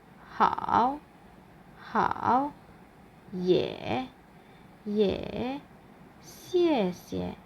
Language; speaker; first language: Chinese; non-native, fluent; Malay